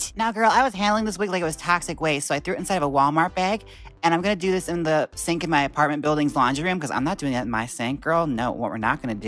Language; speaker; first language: English; native; English